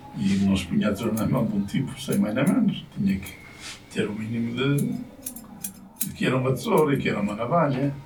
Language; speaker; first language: Portuguese; native; Portuguese